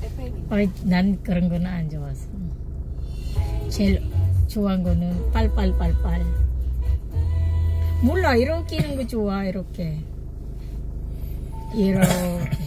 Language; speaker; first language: Korean; non-native, learner; Filipino